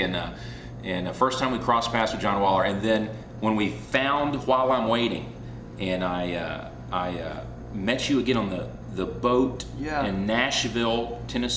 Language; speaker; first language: English; native; English